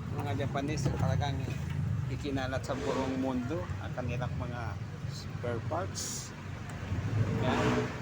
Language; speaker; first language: Filipino; non-native, local second language; Hiligaynon